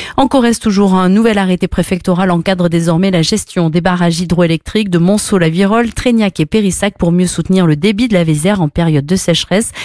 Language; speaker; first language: French; native; French